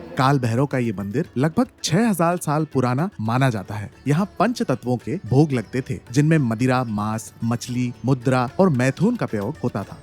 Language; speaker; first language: Hindi; native; Hindi